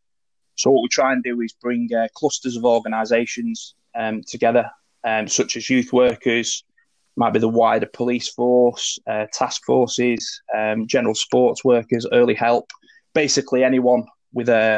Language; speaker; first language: English; native; English